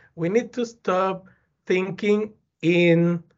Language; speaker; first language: English; non-native, fluent; Spanish